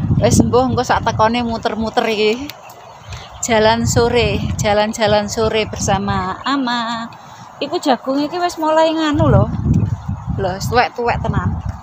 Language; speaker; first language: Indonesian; non-native, local second language; Javanese